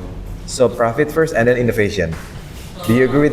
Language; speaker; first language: English; non-native, fluent; Indonesian